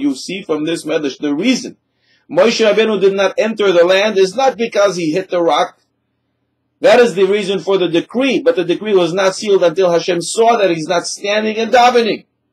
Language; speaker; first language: English; native; English